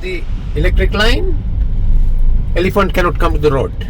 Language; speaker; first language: English; non-native, learner; Sinhala